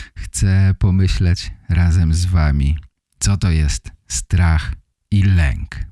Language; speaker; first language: Polish; native; Polish